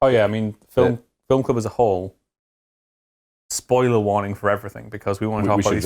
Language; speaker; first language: English; native; English